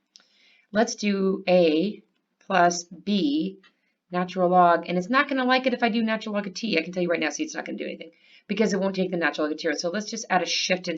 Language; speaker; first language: English; native; English